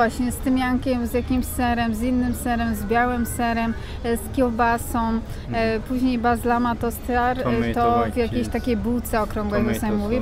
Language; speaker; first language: Polish; native; Polish